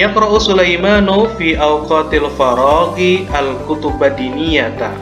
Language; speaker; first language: Arabic; non-native, fluent; Indonesian